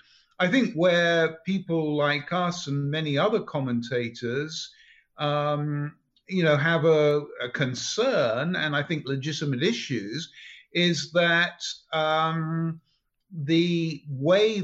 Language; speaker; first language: English; native; English